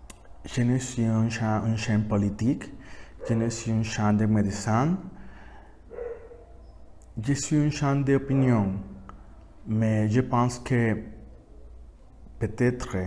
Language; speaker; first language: French; non-native, learner; Spanish